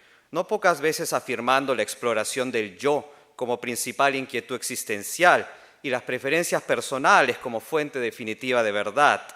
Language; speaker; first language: Spanish; native; Spanish